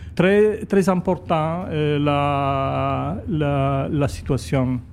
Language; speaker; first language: French; non-native, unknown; Italian